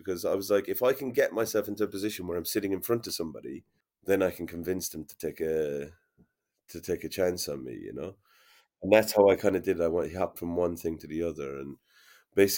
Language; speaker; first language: English; native; English